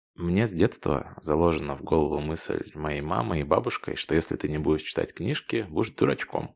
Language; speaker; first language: Russian; native; Russian